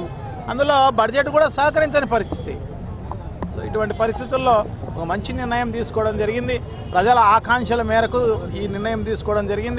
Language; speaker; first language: Telugu; native; Telugu